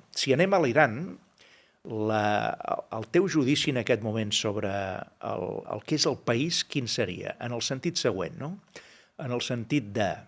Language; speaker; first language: Catalan; native; Catalan